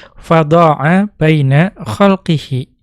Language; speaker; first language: Arabic; non-native, fluent; Indonesian